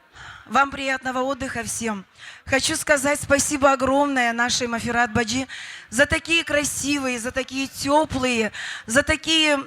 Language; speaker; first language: Russian; non-native, local second language; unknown